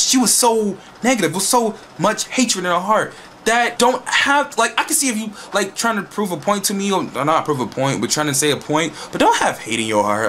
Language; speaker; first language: English; native; English